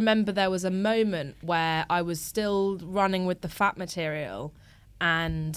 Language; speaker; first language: English; native; English